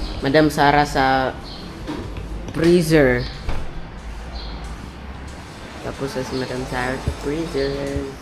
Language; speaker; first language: Filipino; non-native, local second language; Cebuano